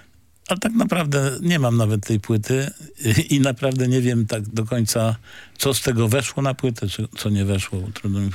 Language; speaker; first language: Polish; native; Polish